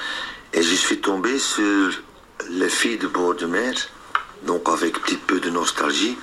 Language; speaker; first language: French; non-native, local second language; Dutch